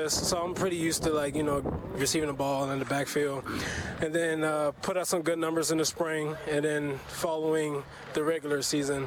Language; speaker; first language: English; native; English